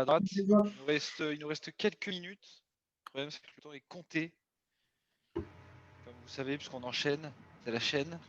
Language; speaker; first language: French; native; French